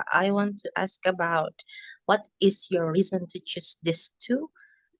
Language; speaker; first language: English; non-native, learner; Indonesian